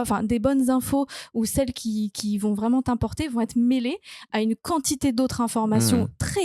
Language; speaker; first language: French; native; French